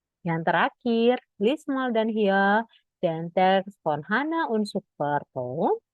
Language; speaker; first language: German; non-native, fluent; Indonesian